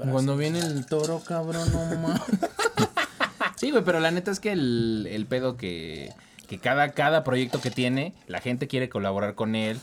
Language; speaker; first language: Spanish; native; Spanish